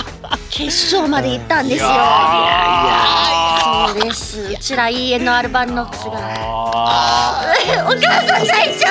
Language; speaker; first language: Japanese; non-native, fluent; English